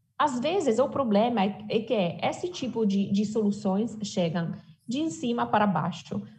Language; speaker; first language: Portuguese; non-native, fluent; Italian